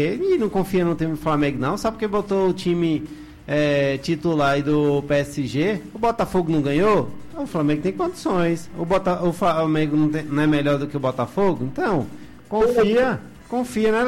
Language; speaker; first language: Portuguese; native; Portuguese